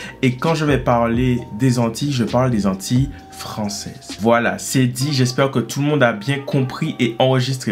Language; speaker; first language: French; native; French